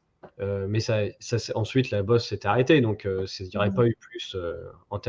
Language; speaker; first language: French; native; French